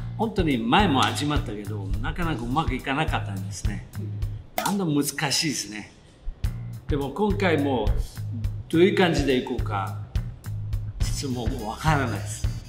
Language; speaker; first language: Japanese; non-native, fluent; Italian